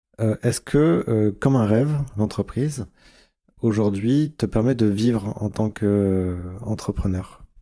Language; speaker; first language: French; native; French